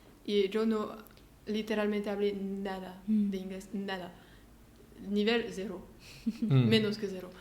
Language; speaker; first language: Spanish; non-native, learner; French